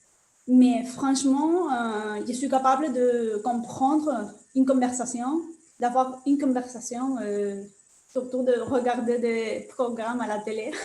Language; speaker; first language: French; non-native, learner; Spanish